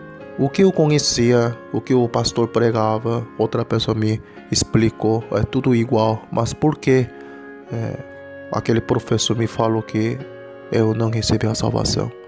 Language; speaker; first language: Portuguese; non-native, learner; Korean